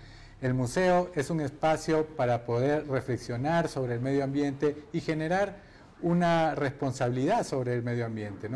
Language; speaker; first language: Spanish; native; Spanish